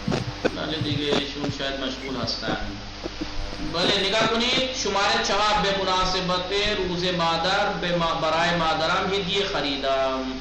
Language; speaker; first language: Persian; non-native, fluent; Urdu